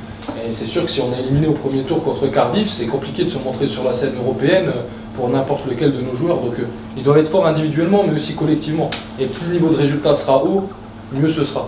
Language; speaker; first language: French; native; French